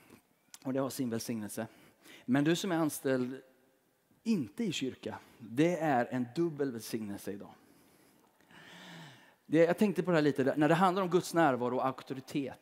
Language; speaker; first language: Swedish; native; Swedish